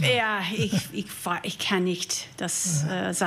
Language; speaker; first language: German; non-native, learner; English